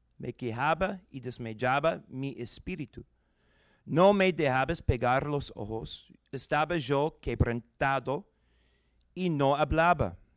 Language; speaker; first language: Spanish; non-native, fluent; English